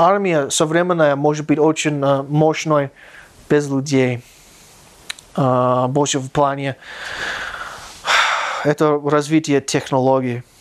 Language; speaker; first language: Russian; non-native, learner; English